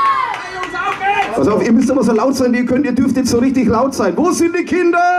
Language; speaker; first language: German; native; German